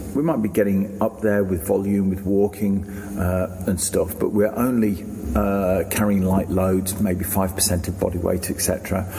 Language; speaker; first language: English; native; English